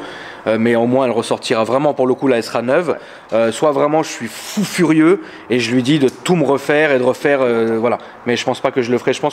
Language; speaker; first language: French; native; French